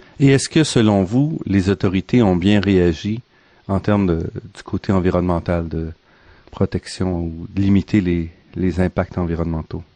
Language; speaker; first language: French; native; French